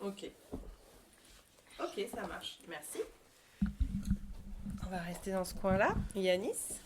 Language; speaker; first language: French; native; French